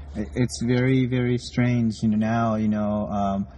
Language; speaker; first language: English; non-native, fluent; Japanese